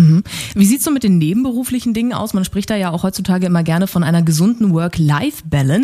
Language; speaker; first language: German; native; German